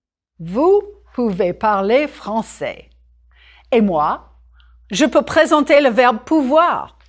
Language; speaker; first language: French; non-native, fluent; English